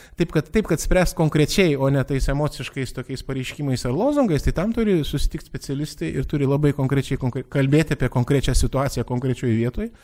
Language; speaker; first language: Lithuanian; native; Lithuanian